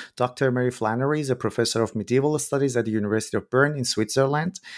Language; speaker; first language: English; non-native, fluent; Persian